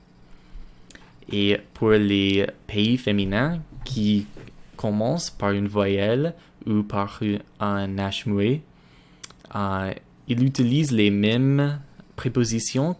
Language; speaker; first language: French; non-native, learner; English